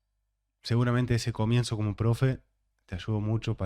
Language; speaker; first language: Spanish; native; Spanish